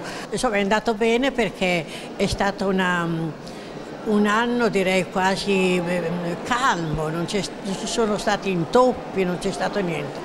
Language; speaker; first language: Italian; native; Italian